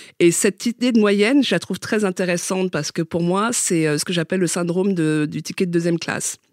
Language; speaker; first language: French; early bilingual, other home language; Vietnamese